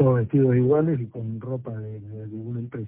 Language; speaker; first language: Spanish; native; Spanish